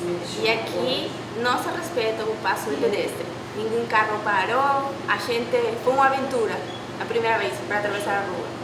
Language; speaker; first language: Portuguese; non-native, fluent; Spanish